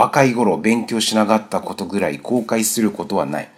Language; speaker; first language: Japanese; non-native, fluent; Chinese